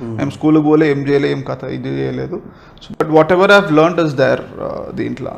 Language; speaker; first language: Telugu; native; Telugu